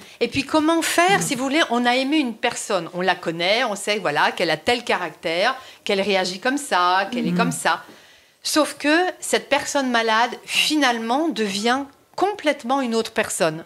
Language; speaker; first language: French; native; French